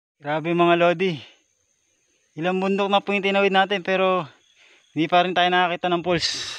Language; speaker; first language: Filipino; native; Filipino